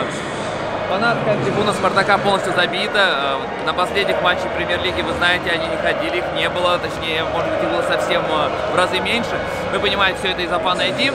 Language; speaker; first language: Russian; native; Russian